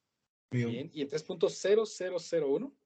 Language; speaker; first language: Spanish; native; Spanish